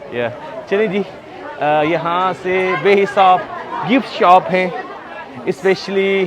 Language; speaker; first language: Hindi; non-native, local second language; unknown